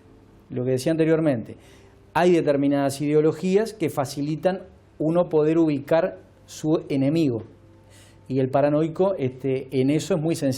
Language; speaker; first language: Spanish; native; Spanish